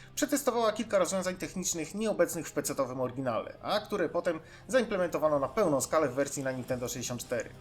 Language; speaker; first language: Polish; native; Polish